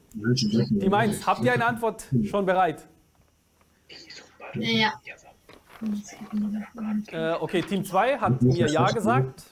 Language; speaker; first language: German; native; German